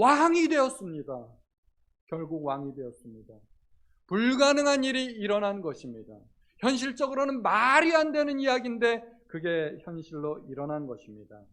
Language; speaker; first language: Korean; native; Korean